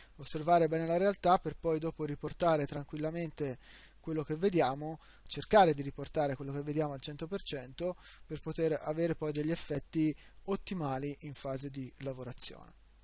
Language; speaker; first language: Italian; native; Italian